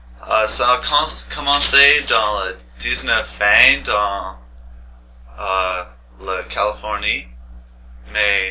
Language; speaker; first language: French; non-native, learner; English